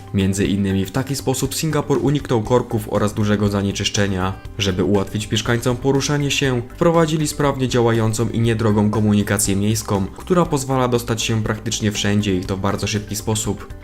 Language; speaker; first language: Polish; native; Polish